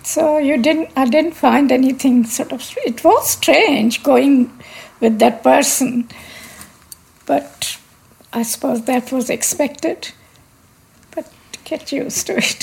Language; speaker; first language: English; non-native, local second language; Punjabi